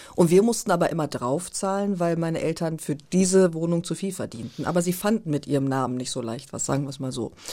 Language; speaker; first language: German; native; German